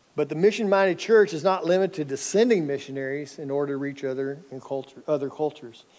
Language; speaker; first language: English; native; English